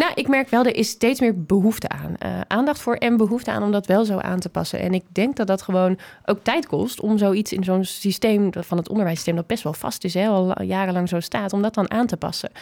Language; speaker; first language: Dutch; native; Dutch